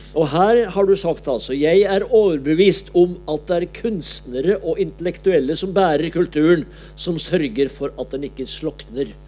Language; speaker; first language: Norwegian; native; Norwegian